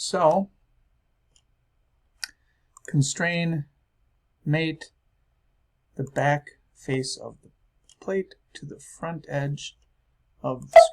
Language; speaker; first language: English; native; English